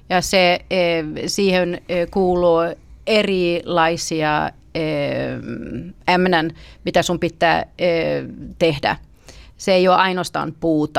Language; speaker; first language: Finnish; early bilingual, heritage; Finnish